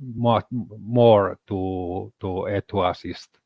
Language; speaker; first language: English; non-native, learner; Finnish